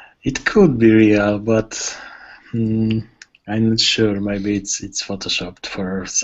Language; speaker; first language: English; non-native, learner; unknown